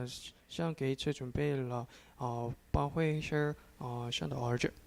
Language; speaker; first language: Chinese; non-native, learner; Korean